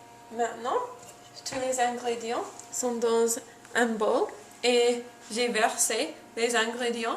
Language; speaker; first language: French; non-native, learner; English